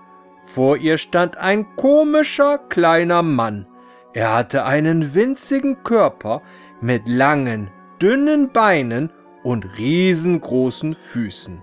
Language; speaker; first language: German; native; German